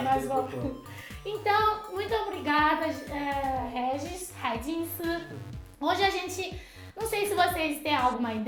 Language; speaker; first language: Portuguese; non-native, fluent; Chinese